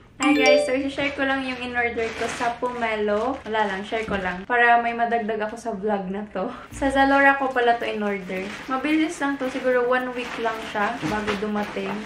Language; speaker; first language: Filipino; non-native, local second language; Hiligaynon